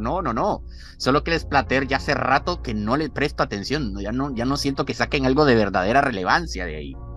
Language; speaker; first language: Spanish; native; Spanish